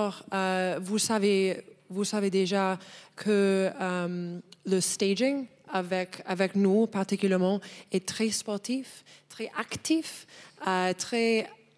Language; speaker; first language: French; non-native, learner; English